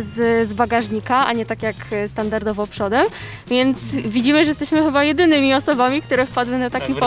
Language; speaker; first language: Polish; native; Polish